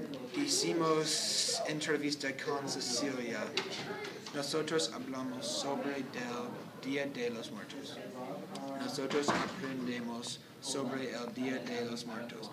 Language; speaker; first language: Spanish; non-native, learner; English